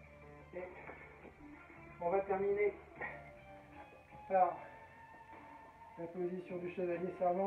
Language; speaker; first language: French; native; French